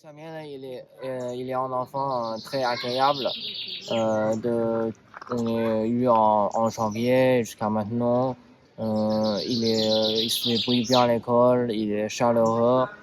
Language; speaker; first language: French; non-native, learner; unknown